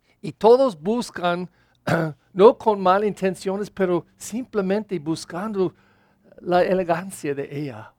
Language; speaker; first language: Spanish; non-native, learner; English